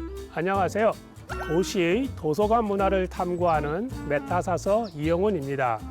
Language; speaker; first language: Korean; native; Korean